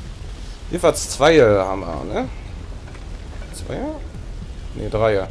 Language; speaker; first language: German; native; German